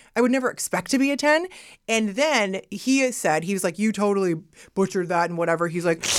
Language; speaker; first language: English; early bilingual, other home language; Yoruba